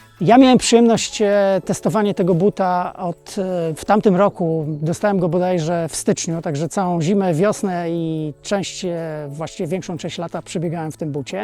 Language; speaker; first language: Polish; native; Polish